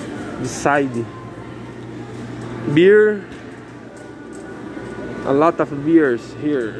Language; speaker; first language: English; non-native, learner; Portuguese